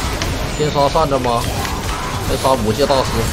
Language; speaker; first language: Chinese; native; Chinese